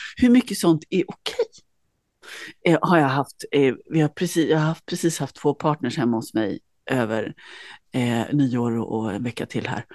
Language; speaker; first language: Swedish; native; Swedish